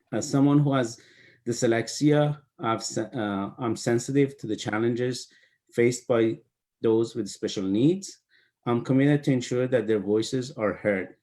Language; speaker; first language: English; non-native, fluent; Persian